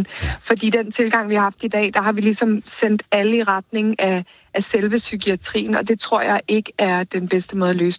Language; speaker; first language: Danish; native; Danish